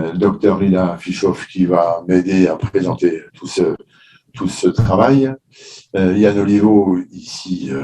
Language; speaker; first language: French; native; French